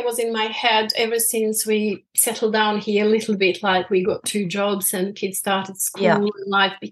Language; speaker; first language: English; non-native, fluent; Bosnian